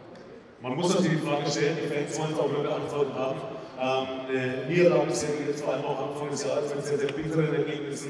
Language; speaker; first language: German; native; German